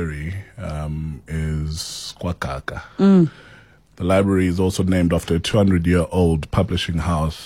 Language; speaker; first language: English; non-native, local second language; Xhosa